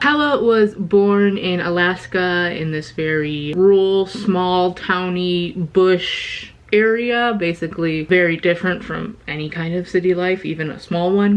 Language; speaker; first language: English; native; English